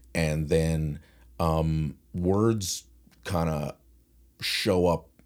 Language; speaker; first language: English; native; English